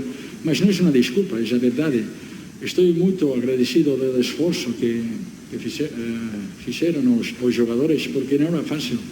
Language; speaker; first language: Portuguese; non-native, learner; Spanish